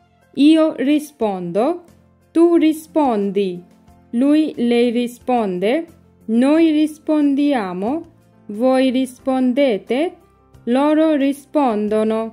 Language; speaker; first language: Italian; non-native, fluent; Bangla